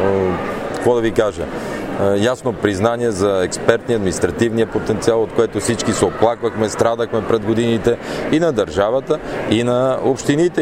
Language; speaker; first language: Bulgarian; native; Bulgarian